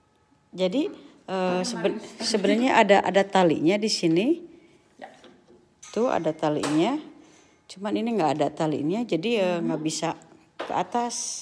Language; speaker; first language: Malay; non-native, local second language; Sundanese